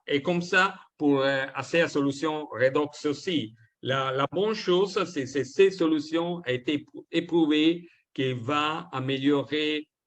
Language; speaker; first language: French; non-native, learner; Italian